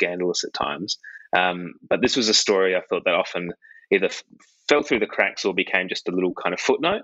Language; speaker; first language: English; native; English